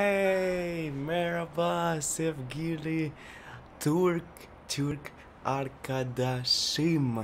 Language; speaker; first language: Turkish; non-native, learner; Russian